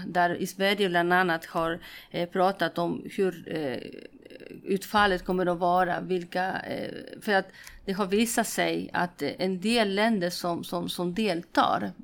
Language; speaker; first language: Swedish; non-native, fluent; Spanish